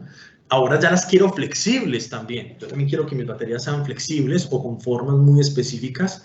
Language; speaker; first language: Spanish; native; Spanish